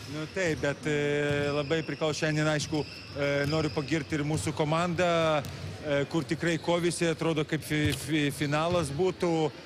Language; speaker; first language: Lithuanian; non-native, local second language; Polish